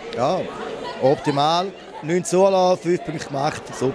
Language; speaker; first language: German; native; German